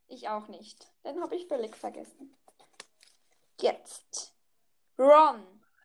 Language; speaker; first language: German; native; German